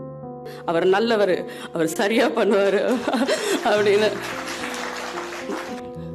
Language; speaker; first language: Tamil; native; Tamil